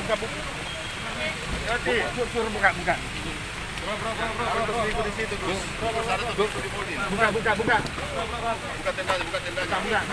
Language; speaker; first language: Malay; native; Malay